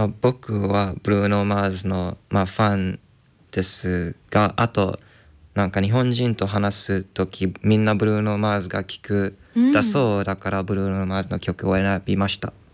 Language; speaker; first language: Japanese; early bilingual, heritage; English